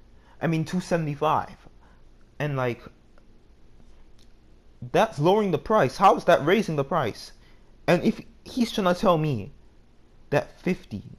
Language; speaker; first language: English; native; English